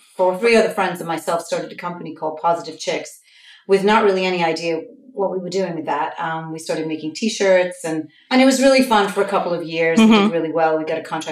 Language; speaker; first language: English; native; English